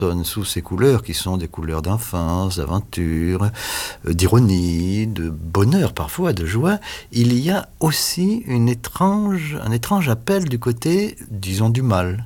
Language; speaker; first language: French; native; French